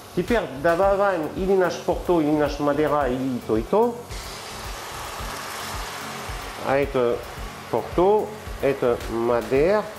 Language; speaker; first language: Russian; non-native, learner; French